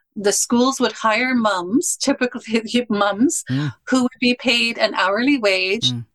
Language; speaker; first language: English; native; English